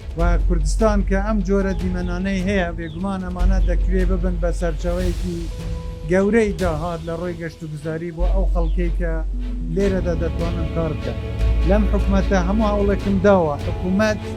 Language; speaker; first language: Central Kurdish; non-native, local second language; Kurdish